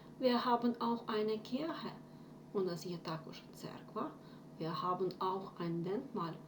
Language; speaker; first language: German; non-native, fluent; Ukrainian